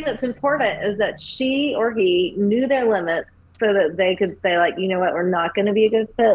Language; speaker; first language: English; native; English